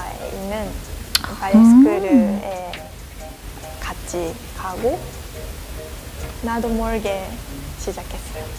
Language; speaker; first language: Korean; non-native, fluent; Japanese